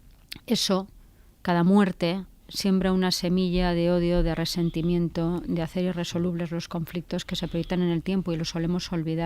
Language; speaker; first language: Spanish; native; Spanish